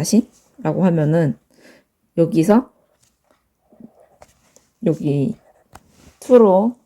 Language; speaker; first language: Korean; native; Korean